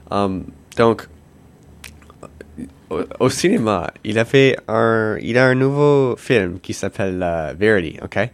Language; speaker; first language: French; non-native, local second language; English